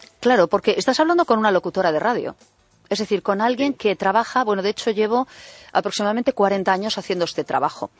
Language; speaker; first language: Spanish; native; Spanish